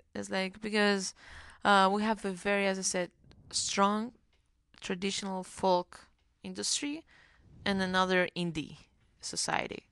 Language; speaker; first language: English; non-native, fluent; Greek